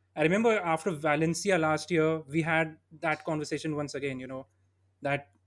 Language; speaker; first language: English; non-native, local second language; Hindi